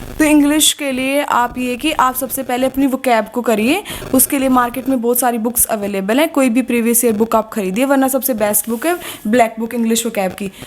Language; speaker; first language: Hindi; native; Hindi